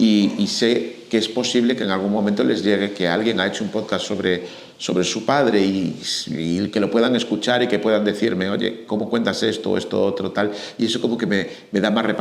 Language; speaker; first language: Spanish; native; Spanish